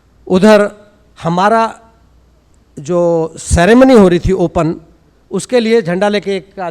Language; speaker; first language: Hindi; native; Hindi